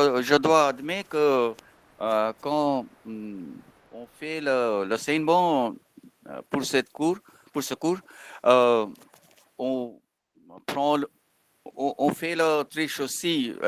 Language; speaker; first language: French; non-native, fluent; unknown